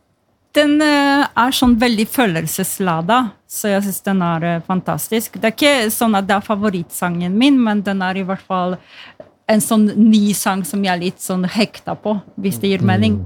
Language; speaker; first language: Norwegian; non-native, fluent; Polish